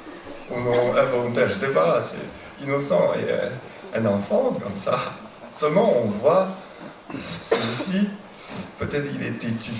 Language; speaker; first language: French; non-native, fluent; Chinese